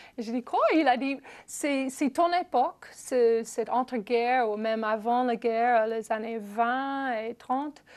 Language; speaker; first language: French; non-native, fluent; English